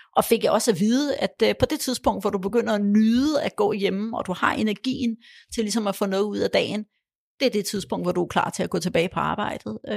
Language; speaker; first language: Danish; early bilingual, other home language; Polish